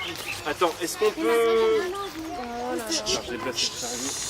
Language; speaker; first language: French; native; French